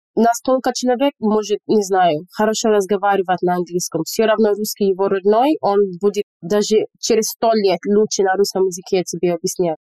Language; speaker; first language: Russian; non-native, fluent; English